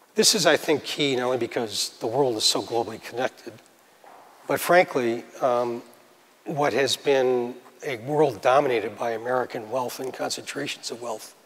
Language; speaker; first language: English; native; English